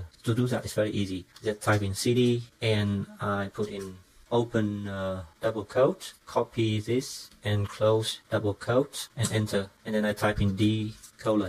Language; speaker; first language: English; non-native, fluent; Vietnamese